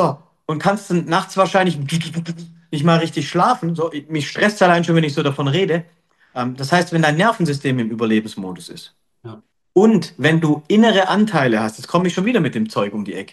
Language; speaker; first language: German; native; German